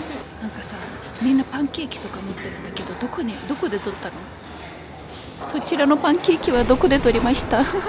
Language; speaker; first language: Japanese; native; Japanese